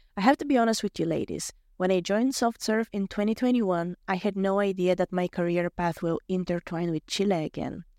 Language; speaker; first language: English; non-native, fluent; Bulgarian